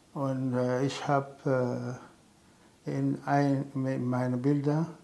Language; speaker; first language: German; non-native, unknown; Arabic